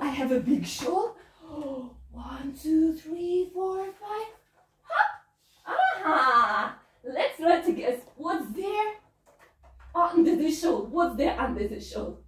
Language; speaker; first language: English; non-native, fluent; Russian